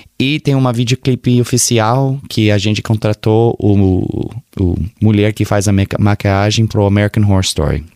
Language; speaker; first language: Portuguese; early bilingual, heritage; Portuguese